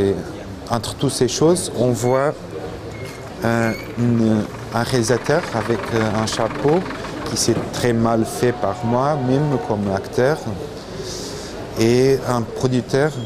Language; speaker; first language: French; non-native, fluent; Portuguese